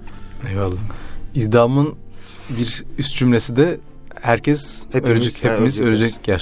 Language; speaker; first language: Turkish; native; Turkish